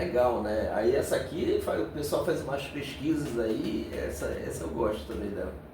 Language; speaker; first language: Portuguese; native; Portuguese